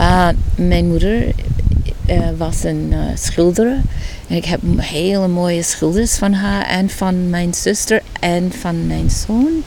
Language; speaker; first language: Dutch; early bilingual, heritage; Dutch